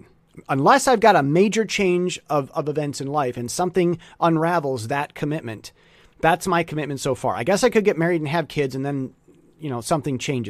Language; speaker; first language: English; native; English